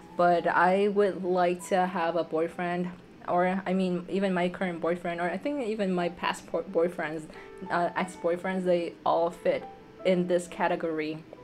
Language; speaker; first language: English; non-native, fluent; Vietnamese